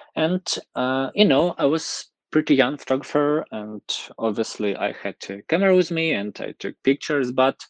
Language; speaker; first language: English; non-native, fluent; Ukrainian